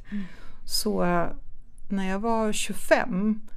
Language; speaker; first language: Swedish; early bilingual, other home language; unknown